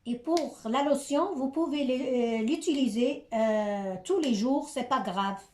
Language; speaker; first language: French; non-native, local second language; Arabic